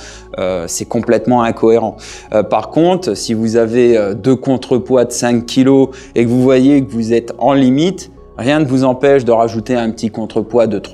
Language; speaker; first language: French; native; French